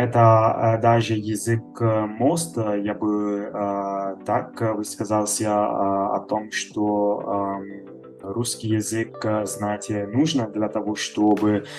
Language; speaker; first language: Russian; non-native, fluent; Italian